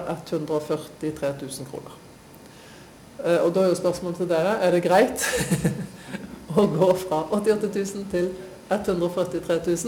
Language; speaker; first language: Norwegian; native; Norwegian